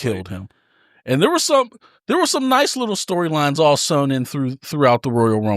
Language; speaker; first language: English; native; English